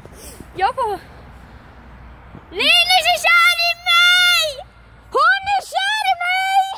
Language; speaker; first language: Swedish; native; Swedish